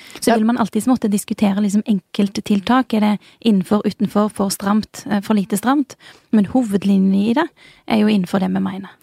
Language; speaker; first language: Norwegian; early bilingual, other home language; Urdu